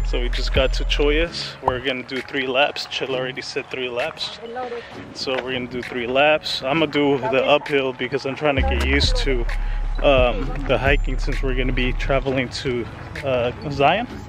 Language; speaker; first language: English; early bilingual, other home language; Spanish